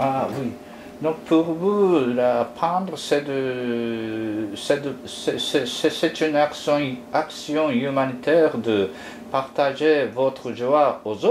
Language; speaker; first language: French; non-native, fluent; Japanese